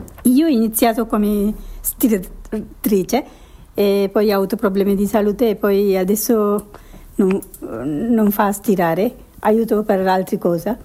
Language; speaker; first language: Italian; non-native, learner; Sinhala